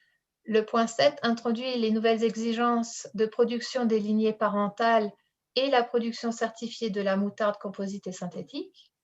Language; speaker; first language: French; native; French